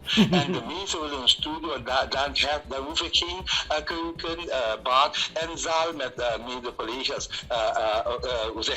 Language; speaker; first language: Dutch; non-native, local second language; Papiamento